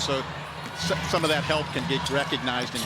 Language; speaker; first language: English; native; English